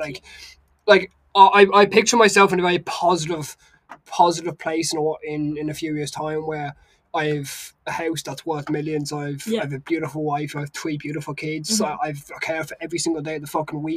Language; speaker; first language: English; native; English